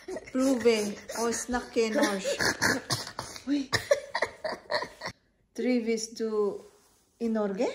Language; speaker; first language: Norwegian; non-native, learner; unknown